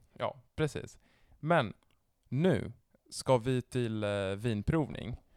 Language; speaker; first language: Swedish; non-native, fluent; Italian